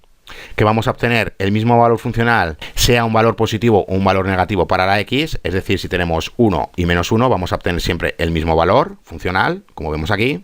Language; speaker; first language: Spanish; native; Spanish